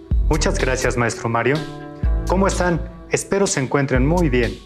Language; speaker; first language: Spanish; native; Spanish